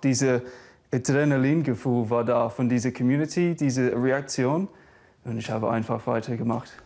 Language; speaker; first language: German; non-native, fluent; English